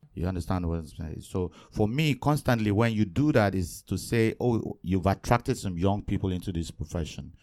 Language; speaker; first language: English; non-native, local second language; Yoruba